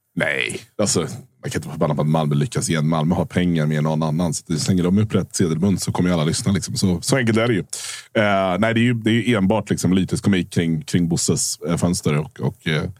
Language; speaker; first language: Swedish; non-native, fluent; Icelandic